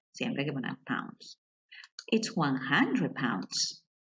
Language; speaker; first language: English; non-native, fluent; Spanish